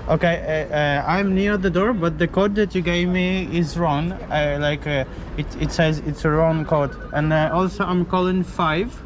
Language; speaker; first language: English; non-native, learner; Ukrainian